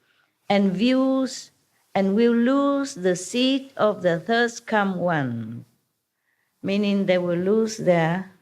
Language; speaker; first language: English; non-native, fluent; Vietnamese